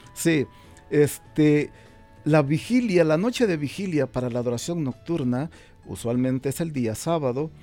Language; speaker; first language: Spanish; native; Spanish